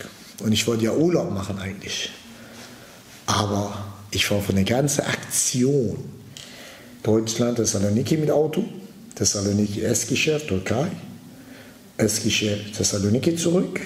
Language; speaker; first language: German; early bilingual, other home language; Turkish